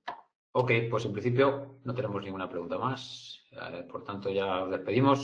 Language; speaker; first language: Spanish; native; Spanish